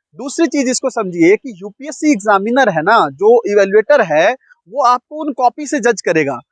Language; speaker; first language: Hindi; non-native, local second language; Punjabi